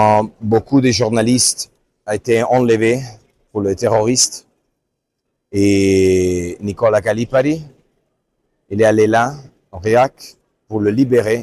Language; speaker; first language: French; non-native, fluent; Italian